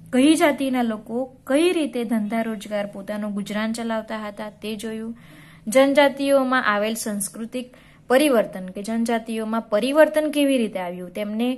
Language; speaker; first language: Gujarati; native; Gujarati